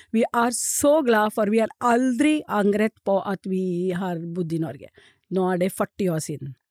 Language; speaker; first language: Norwegian; non-native, fluent; Marathi